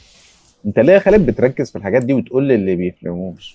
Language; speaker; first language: Arabic; native; Arabic